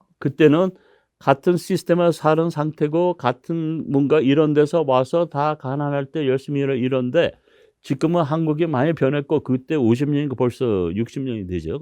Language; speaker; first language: Korean; early bilingual, heritage; Korean